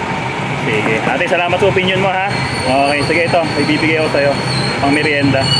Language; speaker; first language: Filipino; native; Filipino